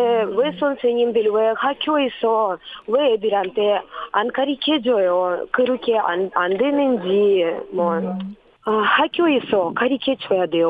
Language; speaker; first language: Korean; non-native, learner; Russian